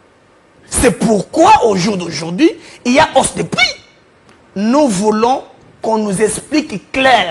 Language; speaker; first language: French; non-native, local second language; Lingala